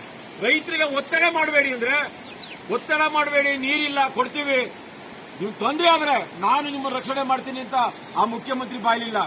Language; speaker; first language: Kannada; native; Kannada